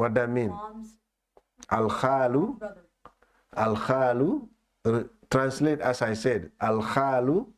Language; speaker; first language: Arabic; non-native, fluent; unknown